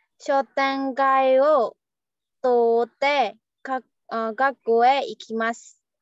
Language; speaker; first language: Japanese; non-native, learner; Burmese